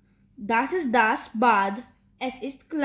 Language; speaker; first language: German; non-native, learner; Hindi